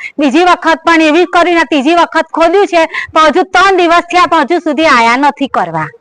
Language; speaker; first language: Gujarati; native; Gujarati